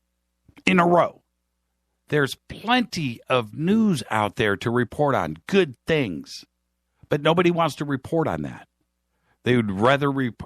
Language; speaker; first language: English; native; English